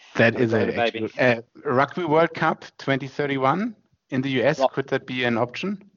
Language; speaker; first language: English; non-native, fluent; German